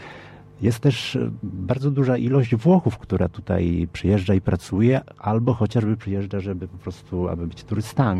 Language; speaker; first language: Polish; early bilingual, heritage; Polish